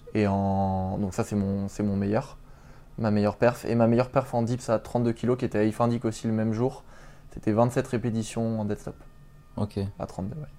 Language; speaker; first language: French; native; French